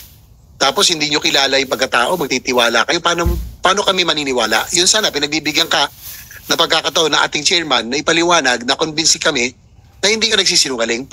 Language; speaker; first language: Filipino; native; Filipino